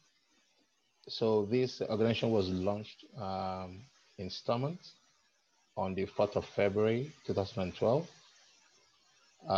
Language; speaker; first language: English; non-native, local second language; Yoruba